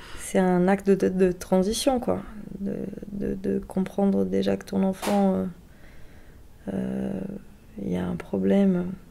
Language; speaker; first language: French; non-native, fluent; Portuguese